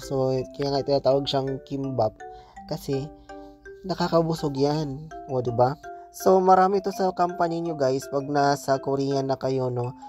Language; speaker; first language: Filipino; non-native, local second language; Cebuano